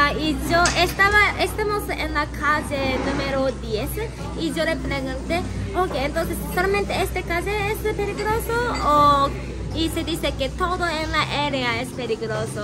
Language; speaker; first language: Spanish; non-native, learner; Japanese